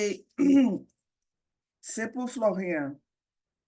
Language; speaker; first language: French; non-native, fluent; English